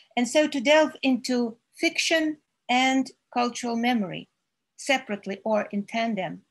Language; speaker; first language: English; non-native, fluent; Russian